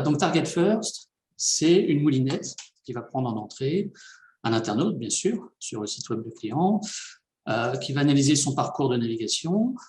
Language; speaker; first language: French; native; French